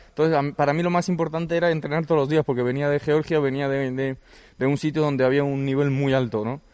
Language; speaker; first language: Spanish; early bilingual, other home language; Georgian